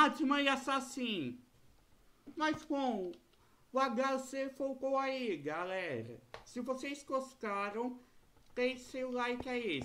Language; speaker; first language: Portuguese; native; Portuguese